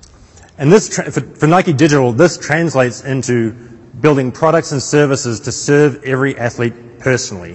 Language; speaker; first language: English; native; English